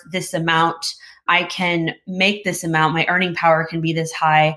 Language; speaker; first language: English; native; English